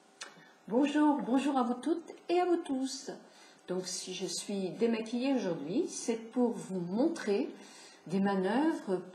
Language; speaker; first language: French; native; French